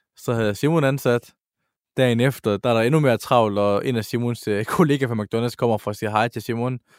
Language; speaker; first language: Danish; early bilingual, other home language; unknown